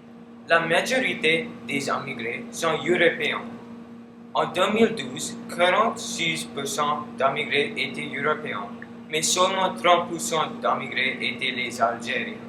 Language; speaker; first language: French; non-native, learner; English